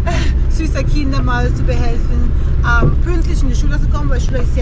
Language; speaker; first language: German; non-native, fluent; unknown